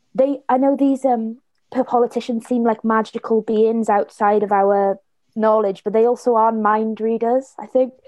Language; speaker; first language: English; native; English